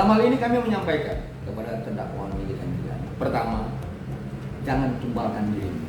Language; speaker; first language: Indonesian; native; Indonesian